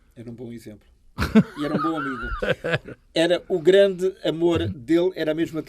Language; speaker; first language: Portuguese; native; Portuguese